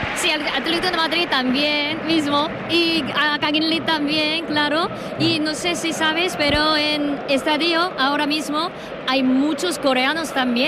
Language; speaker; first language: Spanish; non-native, learner; Korean